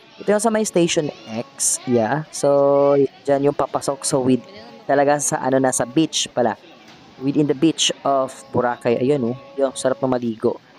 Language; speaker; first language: Filipino; non-native, local second language; Hiligaynon